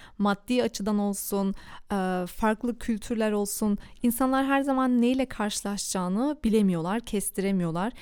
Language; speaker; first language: Turkish; early bilingual, heritage; Turkish